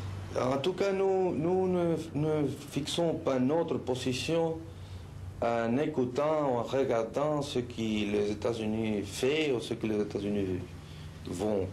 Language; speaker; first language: French; non-native, fluent; Spanish